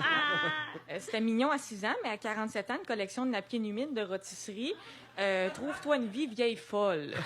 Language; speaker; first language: French; native; French